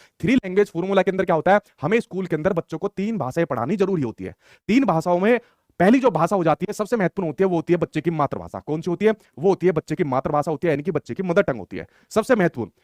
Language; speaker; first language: Hindi; native; Hindi